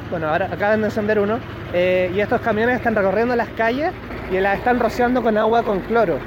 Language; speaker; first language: Spanish; native; Spanish